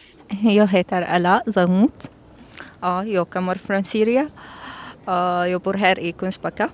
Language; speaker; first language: Swedish; non-native, learner; Arabic